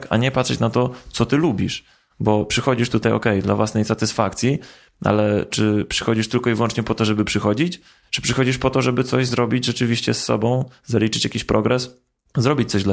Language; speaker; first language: Polish; native; Polish